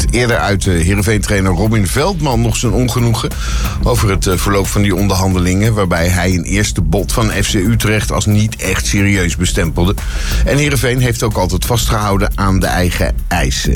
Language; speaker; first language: Dutch; native; Dutch